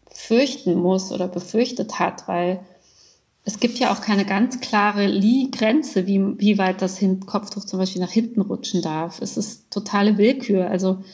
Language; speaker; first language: German; early bilingual, other home language; Persian